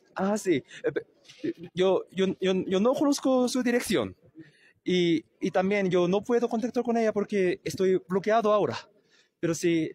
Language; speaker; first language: Spanish; non-native, learner; Korean